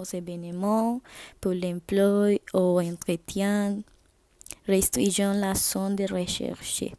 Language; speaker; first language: French; non-native, learner; Spanish